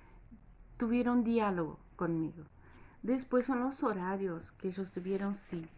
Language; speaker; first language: Spanish; non-native, fluent; Portuguese